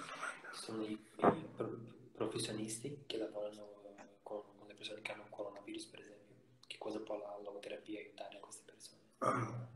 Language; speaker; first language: Italian; non-native, learner; Portuguese